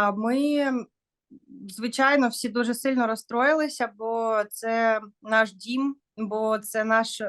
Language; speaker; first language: Ukrainian; non-native, local second language; Russian